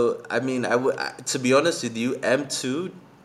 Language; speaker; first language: English; non-native, local second language; Yoruba